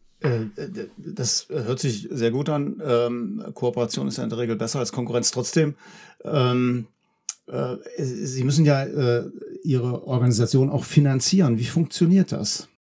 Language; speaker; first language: German; native; German